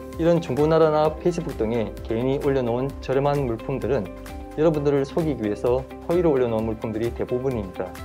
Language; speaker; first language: Korean; native; Korean